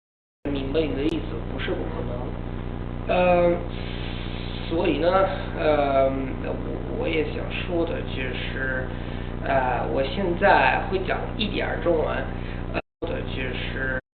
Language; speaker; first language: Chinese; non-native, learner; Italian